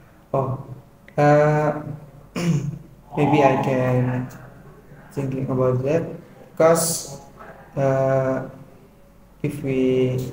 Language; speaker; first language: English; non-native, learner; Indonesian